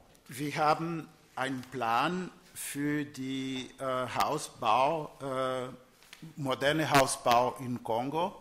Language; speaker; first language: German; non-native, learner; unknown